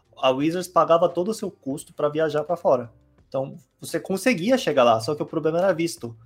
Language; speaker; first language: Portuguese; non-native, fluent; Korean